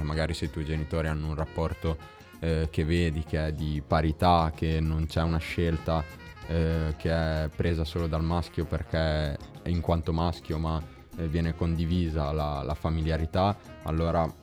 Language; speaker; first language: Italian; native; Italian